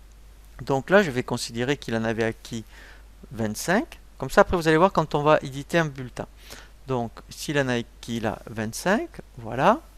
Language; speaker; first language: French; native; French